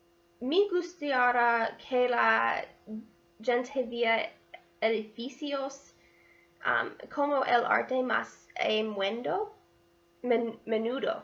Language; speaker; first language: Spanish; non-native, learner; English